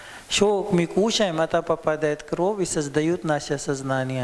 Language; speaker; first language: Russian; non-native, learner; Hindi